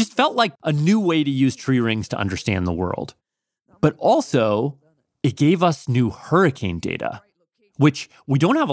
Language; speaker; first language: English; native; English